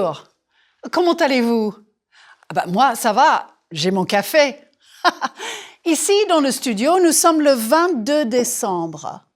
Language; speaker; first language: French; non-native, fluent; English